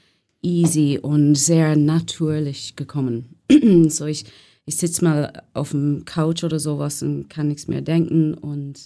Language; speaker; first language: German; non-native, learner; English